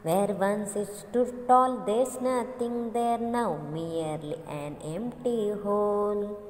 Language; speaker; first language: English; non-native, local second language; Kannada